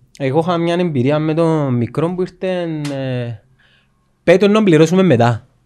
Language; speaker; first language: Greek; native; Greek